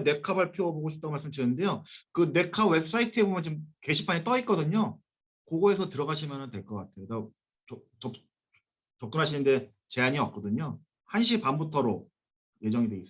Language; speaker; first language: Korean; native; Korean